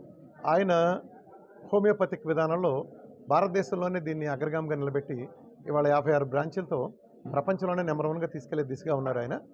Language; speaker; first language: Telugu; native; Telugu